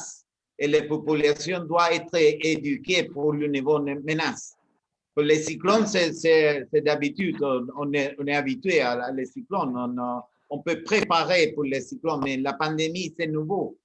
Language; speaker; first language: French; non-native, learner; Spanish